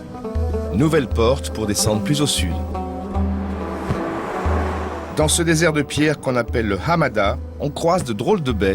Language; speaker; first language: French; native; French